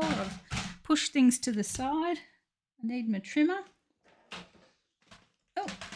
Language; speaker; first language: English; native; English